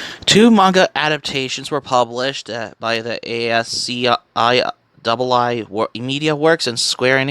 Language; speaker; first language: English; native; English